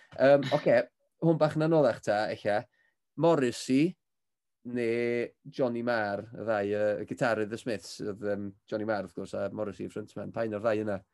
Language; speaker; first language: Welsh; native; Welsh